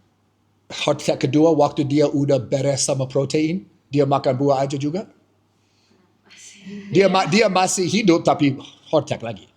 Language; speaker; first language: Indonesian; non-native, fluent; English